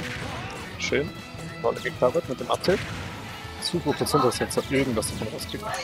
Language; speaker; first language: German; native; German